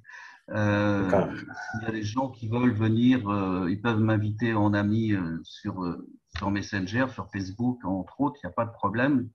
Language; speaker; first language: French; native; French